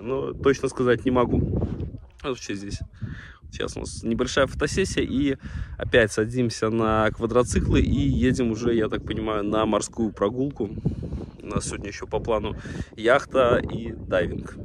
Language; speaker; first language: Russian; native; Russian